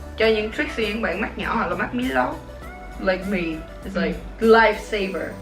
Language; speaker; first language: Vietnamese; native; Vietnamese